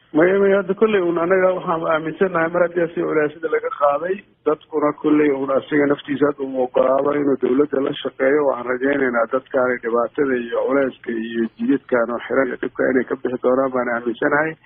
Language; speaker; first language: Somali; non-native, local second language; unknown